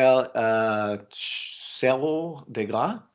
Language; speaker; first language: French; non-native, learner; English